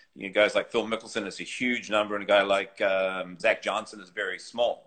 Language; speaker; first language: English; native; English